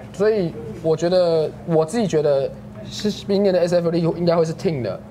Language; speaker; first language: Chinese; native; Chinese